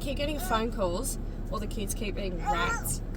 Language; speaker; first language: English; native; English